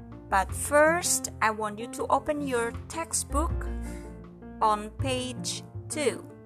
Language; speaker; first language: English; non-native, fluent; Indonesian